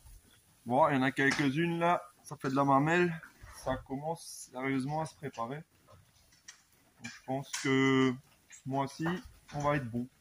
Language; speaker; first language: French; native; French